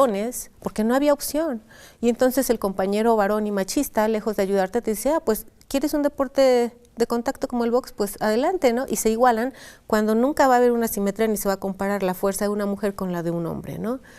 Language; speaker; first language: Spanish; native; Spanish